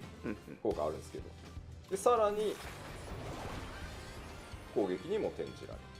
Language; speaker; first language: Japanese; native; Japanese